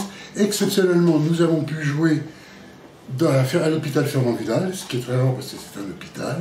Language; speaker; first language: French; native; French